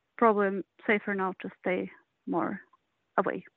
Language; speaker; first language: English; non-native, learner; Ukrainian